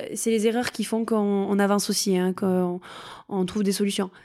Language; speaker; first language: French; native; French